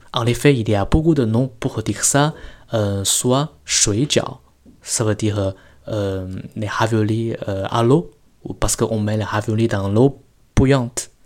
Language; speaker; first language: French; non-native, fluent; Chinese